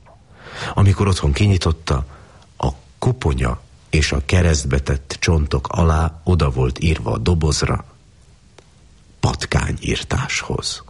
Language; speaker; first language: Hungarian; native; Hungarian